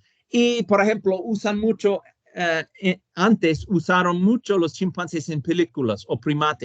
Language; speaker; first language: Spanish; non-native, fluent; English